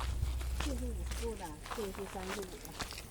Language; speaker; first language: Chinese; non-native, local second language; Korean